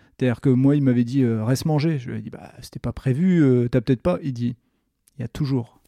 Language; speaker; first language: French; native; French